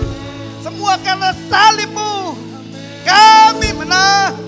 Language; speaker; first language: Indonesian; native; Indonesian